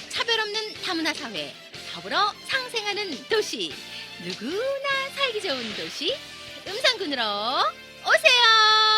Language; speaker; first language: Korean; native; Korean